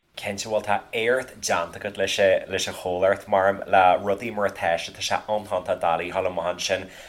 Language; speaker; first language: Irish; native; Irish